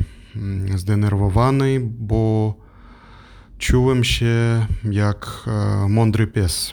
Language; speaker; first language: Polish; non-native, learner; German